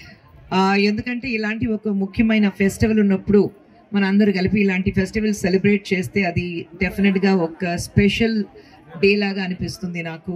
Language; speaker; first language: Telugu; non-native, fluent; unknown